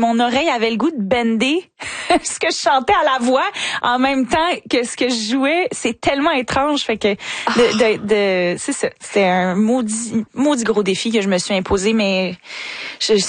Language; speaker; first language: French; native; French